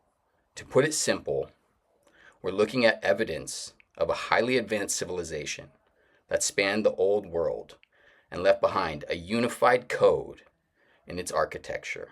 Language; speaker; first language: English; native; English